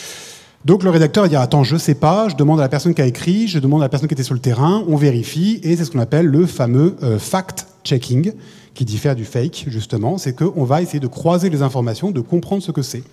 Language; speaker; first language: French; native; French